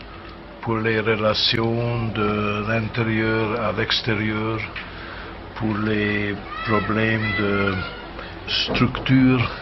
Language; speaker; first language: French; non-native, fluent; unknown